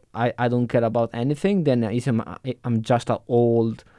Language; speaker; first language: English; non-native, fluent; Italian